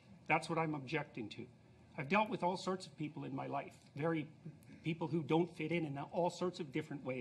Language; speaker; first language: English; native; English